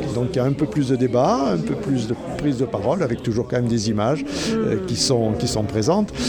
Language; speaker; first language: French; native; French